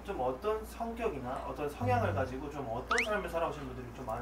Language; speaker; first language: Korean; native; Korean